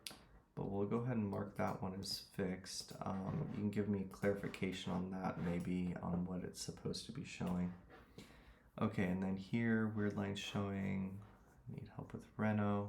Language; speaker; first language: English; native; English